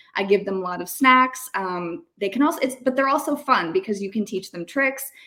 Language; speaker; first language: English; native; English